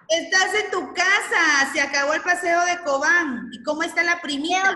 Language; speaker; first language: Spanish; native; Spanish